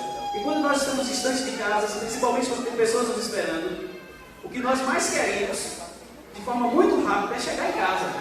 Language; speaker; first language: Portuguese; native; Portuguese